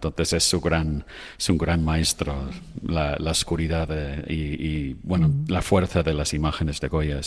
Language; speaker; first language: Spanish; non-native, fluent; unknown